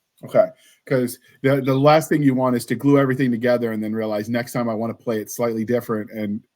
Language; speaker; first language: English; native; English